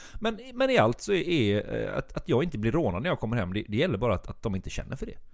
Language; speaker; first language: Swedish; native; Swedish